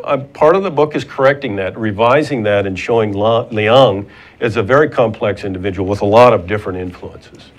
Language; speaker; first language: English; native; English